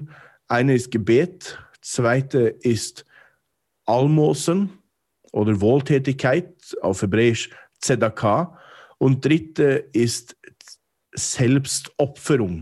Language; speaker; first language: German; non-native, fluent; English